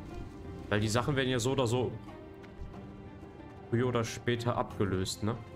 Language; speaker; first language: German; native; German